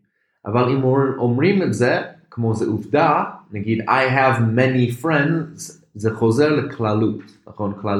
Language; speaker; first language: Hebrew; non-native, fluent; English